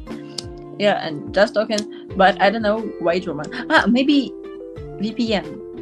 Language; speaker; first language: English; non-native, learner; Russian